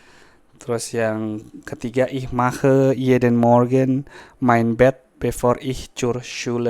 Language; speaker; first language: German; non-native, fluent; Indonesian